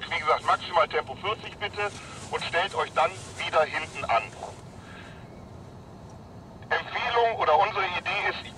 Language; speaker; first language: German; native; German